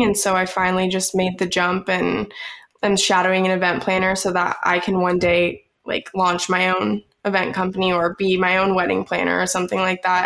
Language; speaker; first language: English; native; English